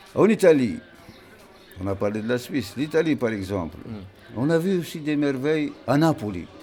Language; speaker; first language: French; non-native, local second language; Arabic